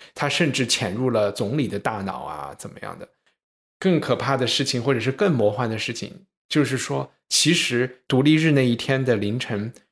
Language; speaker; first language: Chinese; native; Chinese